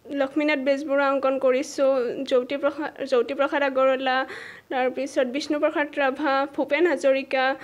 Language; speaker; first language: Assamese; native; Assamese